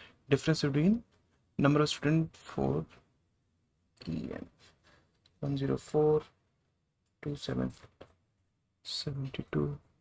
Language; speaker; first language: English; non-native, local second language; Hindi